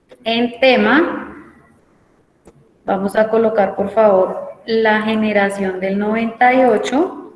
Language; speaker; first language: Spanish; native; Spanish